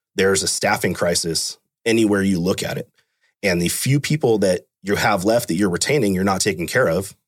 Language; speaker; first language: English; native; English